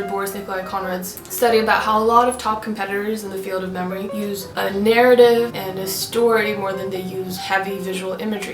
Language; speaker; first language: English; non-native, fluent; Swedish